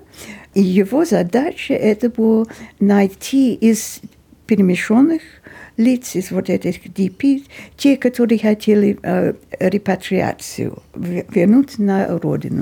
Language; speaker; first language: Russian; non-native, fluent; English